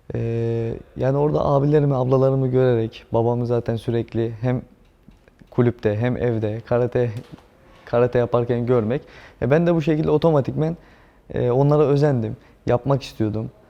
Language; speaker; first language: Turkish; native; Turkish